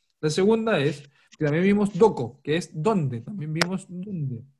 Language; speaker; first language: Spanish; native; Spanish